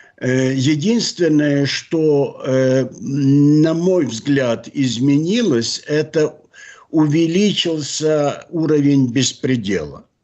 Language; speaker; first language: Russian; non-native, local second language; Ukrainian